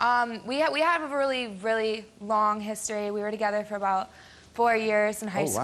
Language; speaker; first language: English; native; English